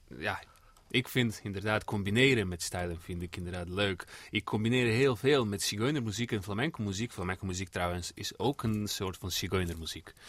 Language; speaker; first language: Dutch; non-native, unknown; Serbian